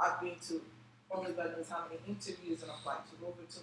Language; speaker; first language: English; non-native, local second language; Igbo